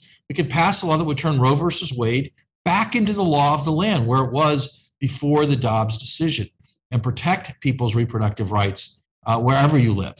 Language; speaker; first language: English; native; English